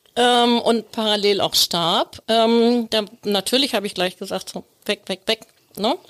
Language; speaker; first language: German; native; German